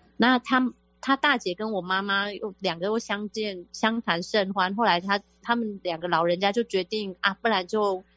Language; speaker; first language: Chinese; native; Chinese